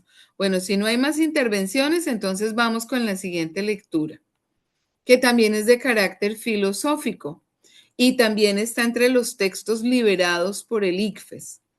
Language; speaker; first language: Spanish; native; Spanish